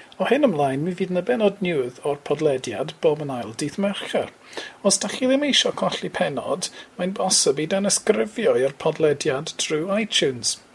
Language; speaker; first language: Welsh; non-native, local second language; English